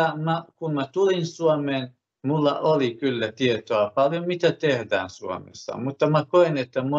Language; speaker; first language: Finnish; non-native, fluent; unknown